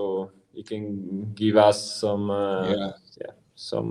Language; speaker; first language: English; non-native, learner; Italian